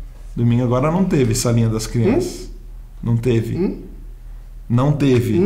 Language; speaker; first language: Portuguese; native; Portuguese